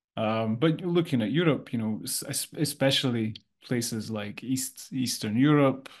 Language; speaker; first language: English; native; English